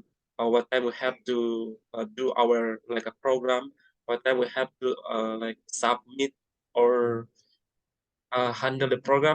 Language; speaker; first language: English; non-native, learner; Indonesian